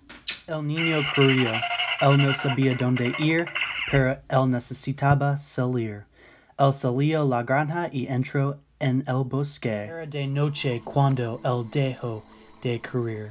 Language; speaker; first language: Spanish; non-native, learner; English